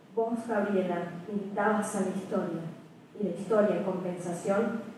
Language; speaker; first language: Spanish; native; Spanish